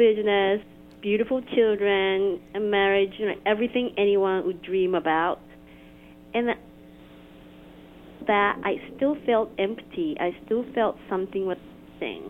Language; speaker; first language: English; non-native, fluent; Japanese